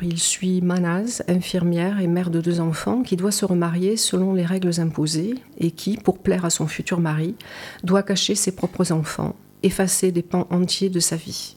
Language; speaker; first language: French; native; French